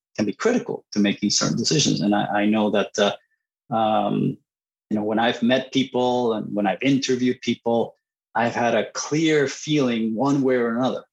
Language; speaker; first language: English; non-native, fluent; Spanish